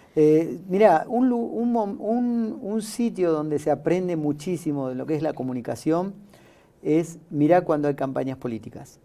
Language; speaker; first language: Spanish; native; Spanish